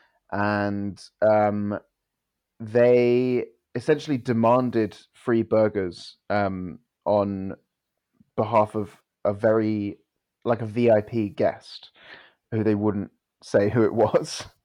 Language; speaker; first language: English; native; English